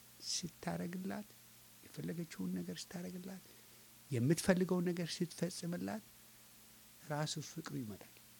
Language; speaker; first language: Amharic; non-native, local second language; Tigrinya